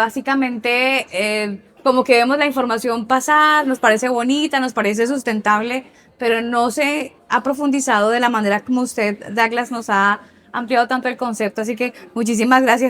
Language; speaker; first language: Spanish; native; Spanish